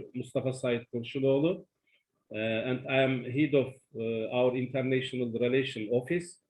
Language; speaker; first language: English; non-native, learner; Turkish